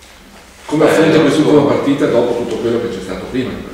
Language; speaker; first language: Italian; native; Italian